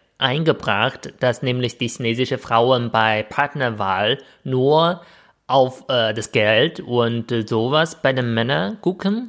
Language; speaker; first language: German; non-native, fluent; Chinese